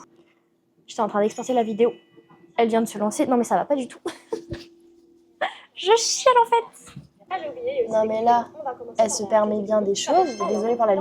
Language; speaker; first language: French; native; French